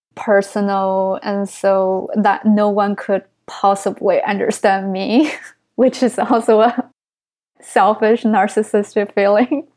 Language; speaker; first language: English; non-native, fluent; Chinese